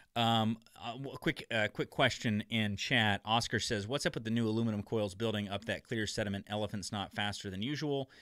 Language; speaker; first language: English; native; English